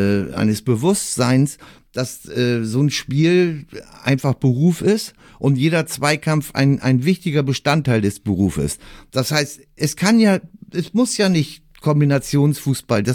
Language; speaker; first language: German; native; German